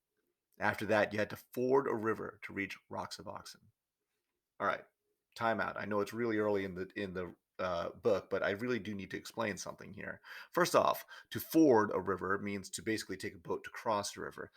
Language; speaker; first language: English; native; English